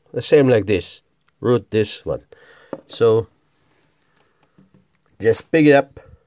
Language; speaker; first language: English; non-native, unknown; Polish